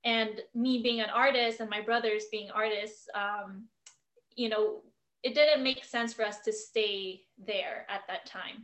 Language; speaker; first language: English; non-native, local second language; Filipino